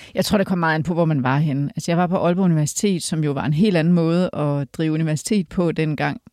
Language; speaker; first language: Danish; early bilingual, other home language; Polish